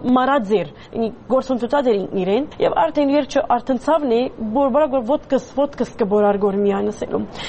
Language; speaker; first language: Armenian; early bilingual, heritage; Armenian